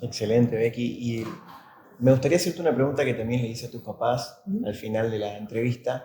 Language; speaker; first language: Spanish; native; Spanish